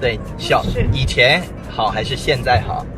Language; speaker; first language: Chinese; non-native, fluent; English